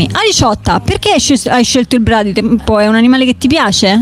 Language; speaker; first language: Italian; native; Italian